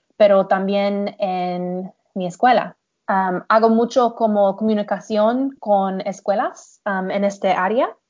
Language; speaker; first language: Spanish; non-native, learner; English